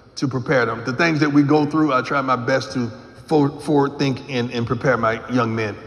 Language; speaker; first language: English; native; English